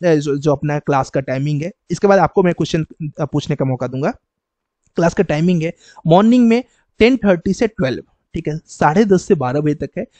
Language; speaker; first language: Hindi; native; Hindi